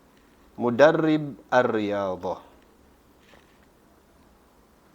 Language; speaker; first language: Arabic; non-native, fluent; Indonesian